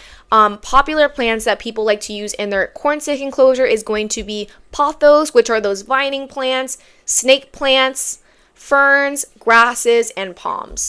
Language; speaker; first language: English; native; English